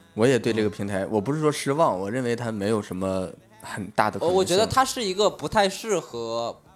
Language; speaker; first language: Chinese; native; Chinese